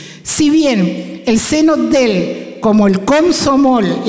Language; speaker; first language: Spanish; native; Spanish